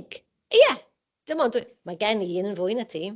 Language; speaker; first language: Welsh; native; Welsh